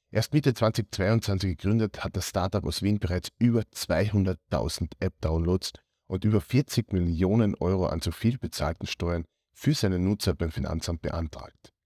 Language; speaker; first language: German; native; German